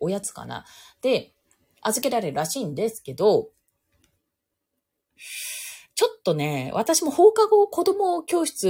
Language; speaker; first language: Japanese; native; Japanese